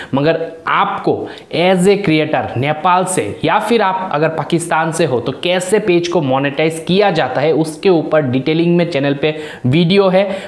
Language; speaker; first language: Hindi; non-native, local second language; Bangla